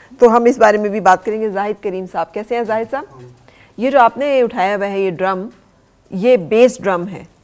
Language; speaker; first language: Urdu; native; Urdu